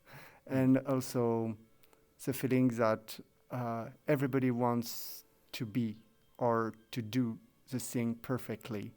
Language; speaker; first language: English; non-native, fluent; French